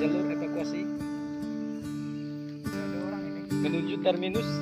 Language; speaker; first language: Indonesian; native; Indonesian